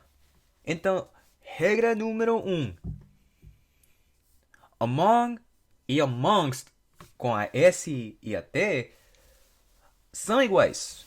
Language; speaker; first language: Portuguese; non-native, fluent; English